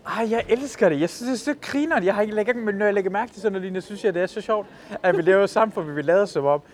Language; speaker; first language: Danish; early bilingual, other home language; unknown